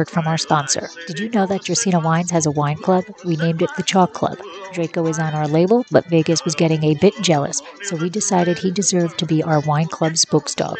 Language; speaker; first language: English; native; English